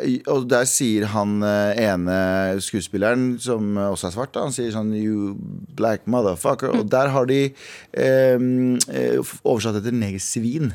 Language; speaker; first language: Norwegian; early bilingual, other home language; Kurdish